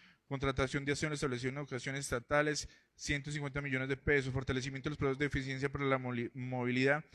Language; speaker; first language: Spanish; native; Spanish